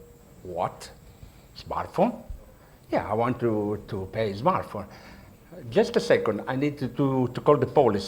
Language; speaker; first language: English; non-native, learner; Italian